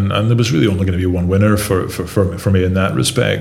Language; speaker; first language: English; native; English